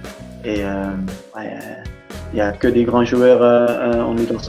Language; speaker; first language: French; non-native, fluent; Dutch